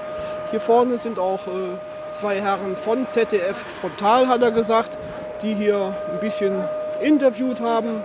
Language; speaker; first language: German; native; German